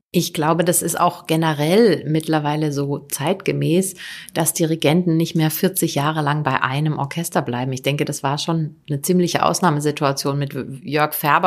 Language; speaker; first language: German; native; German